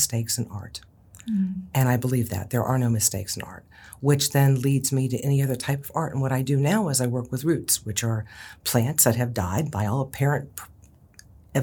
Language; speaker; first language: English; native; English